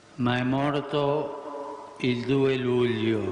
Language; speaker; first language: Italian; non-native, fluent; Spanish